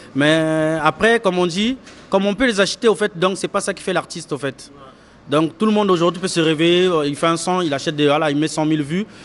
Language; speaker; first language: French; non-native, local second language; Lingala